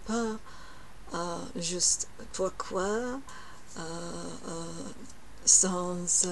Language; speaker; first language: French; non-native, learner; English